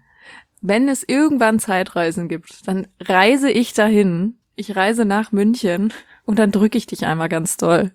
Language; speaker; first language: German; native; German